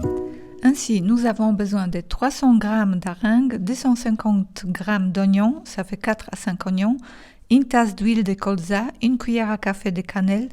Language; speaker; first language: French; non-native, fluent; Polish